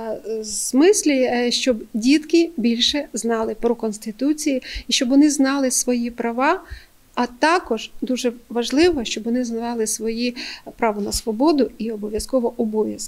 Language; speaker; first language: Ukrainian; native; Ukrainian